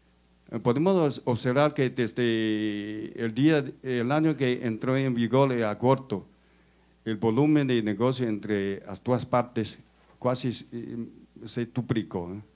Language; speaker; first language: Spanish; non-native, fluent; Chinese